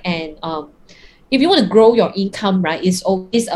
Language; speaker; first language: English; non-native, local second language; Cantonese